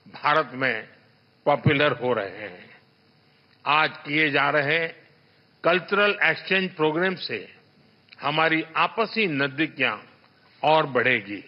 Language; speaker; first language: Hindi; native; Hindi